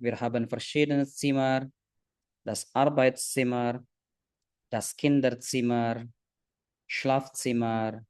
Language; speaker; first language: German; non-native, fluent; Indonesian